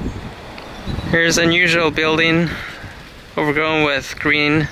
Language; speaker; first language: English; native; English